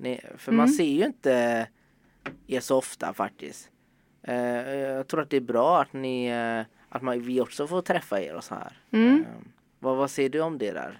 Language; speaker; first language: Swedish; native; Swedish